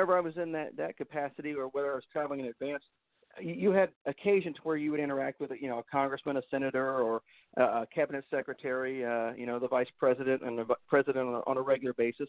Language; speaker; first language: English; native; English